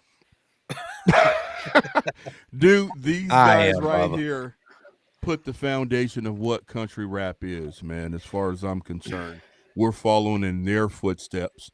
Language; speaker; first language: English; native; English